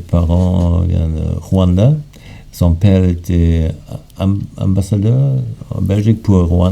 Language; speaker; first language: French; non-native, fluent; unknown